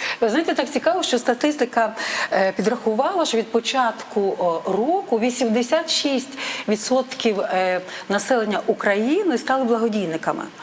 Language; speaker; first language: Ukrainian; native; Ukrainian